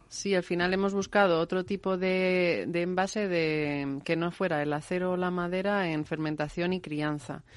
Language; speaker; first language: Spanish; native; Spanish